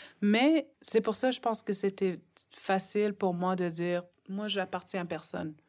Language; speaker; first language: French; non-native, local second language; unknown